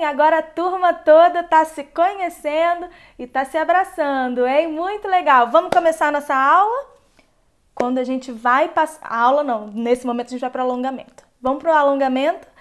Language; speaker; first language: Portuguese; native; Portuguese